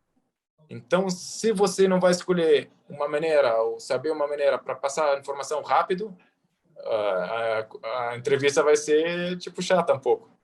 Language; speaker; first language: Portuguese; early bilingual, heritage; Arabic